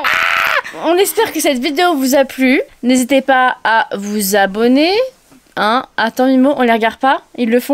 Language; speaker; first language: French; native; French